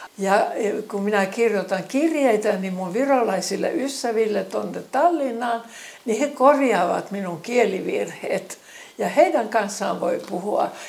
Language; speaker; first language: Finnish; early bilingual, other home language; Estonian